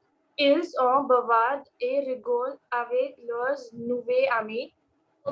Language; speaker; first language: French; non-native, learner; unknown